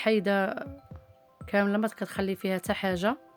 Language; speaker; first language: Arabic; native; Arabic